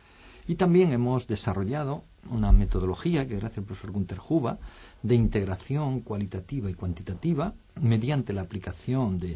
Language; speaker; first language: Spanish; native; Spanish